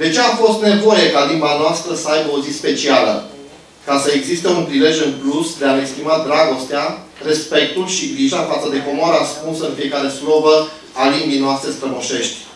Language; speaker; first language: Romanian; native; Romanian